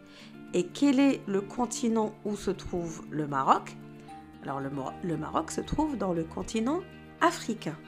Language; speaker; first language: French; non-native, local second language; Arabic